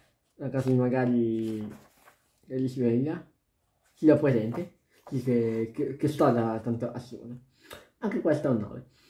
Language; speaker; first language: Italian; native; Italian